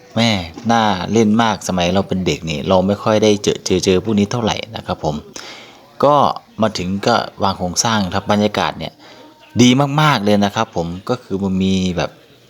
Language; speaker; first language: Thai; native; Thai